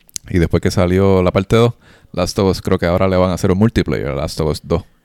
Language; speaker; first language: Spanish; native; Spanish